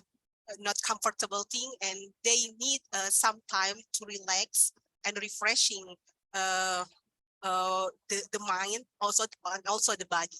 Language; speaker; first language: English; non-native, learner; Indonesian